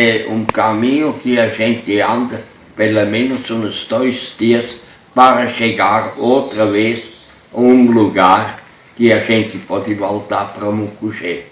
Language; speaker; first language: Portuguese; non-native, fluent; German